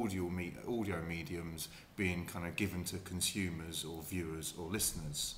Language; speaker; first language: English; native; English